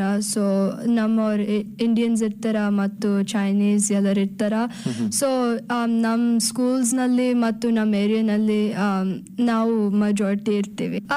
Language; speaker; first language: Kannada; early bilingual, heritage; Kannada